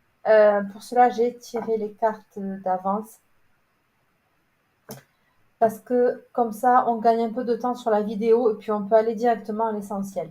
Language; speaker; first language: French; native; French